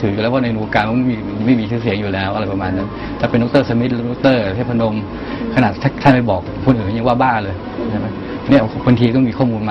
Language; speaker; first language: Thai; native; Thai